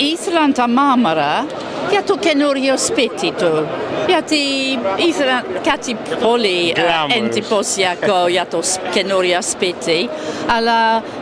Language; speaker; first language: Greek; non-native, fluent; English